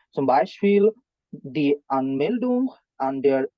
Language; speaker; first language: German; non-native, learner; Bangla